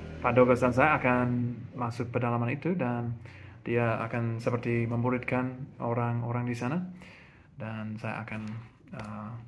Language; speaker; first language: Indonesian; non-native, fluent; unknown